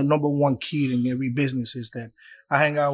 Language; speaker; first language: English; early bilingual, other home language; Spanish